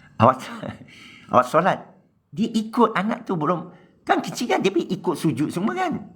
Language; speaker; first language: Malay; non-native, local second language; Chinese